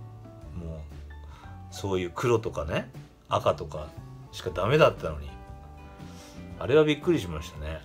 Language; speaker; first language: Japanese; native; Japanese